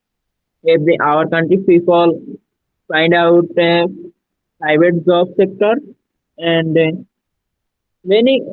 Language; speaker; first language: English; non-native, learner; Bangla